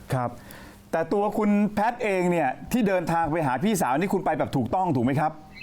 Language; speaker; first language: Thai; native; Thai